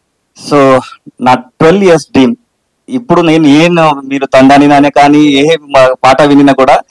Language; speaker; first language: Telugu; non-native, learner; Kannada